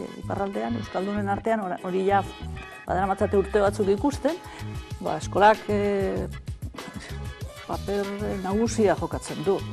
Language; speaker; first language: Basque; native; Basque